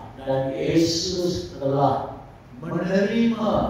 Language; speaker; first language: Malay; non-native, local second language; Tamil